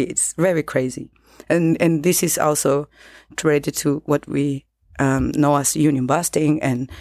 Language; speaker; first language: English; non-native, fluent; Spanish